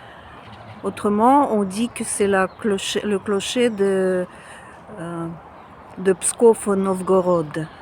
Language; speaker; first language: French; non-native, fluent; Russian